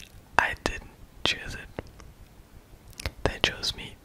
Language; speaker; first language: English; non-native, fluent; German